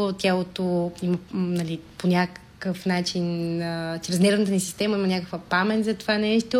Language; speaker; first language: Bulgarian; native; Bulgarian